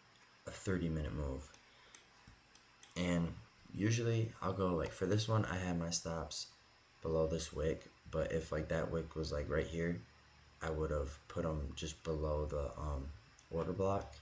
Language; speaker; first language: English; native; English